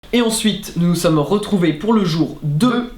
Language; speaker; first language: French; native; French